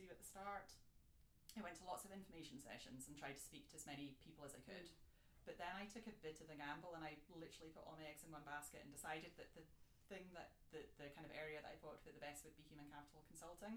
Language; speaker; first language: English; native; English